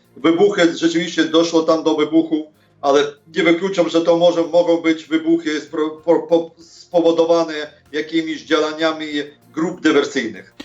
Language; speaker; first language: Polish; non-native, fluent; Ukrainian